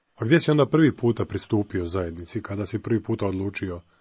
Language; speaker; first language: Croatian; native; Croatian